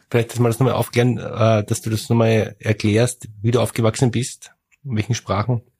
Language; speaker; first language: German; native; German